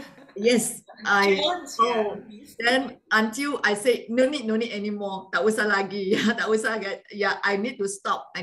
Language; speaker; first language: English; non-native, fluent; Malay